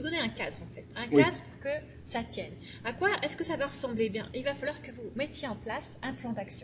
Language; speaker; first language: French; native; French